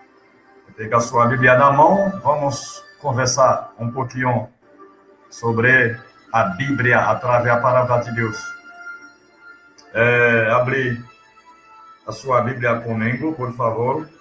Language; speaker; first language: Portuguese; non-native, learner; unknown